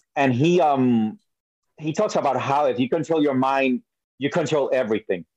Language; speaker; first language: English; early bilingual, other home language; Spanish